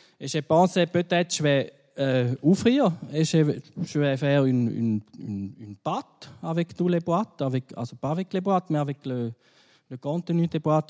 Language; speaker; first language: French; non-native, fluent; German